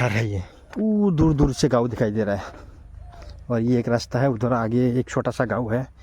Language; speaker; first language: Hindi; non-native, local second language; Assamese